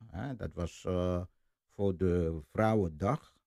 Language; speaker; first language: Dutch; non-native, fluent; Lingala